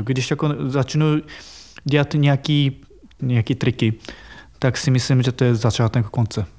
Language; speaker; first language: Czech; non-native, fluent; Japanese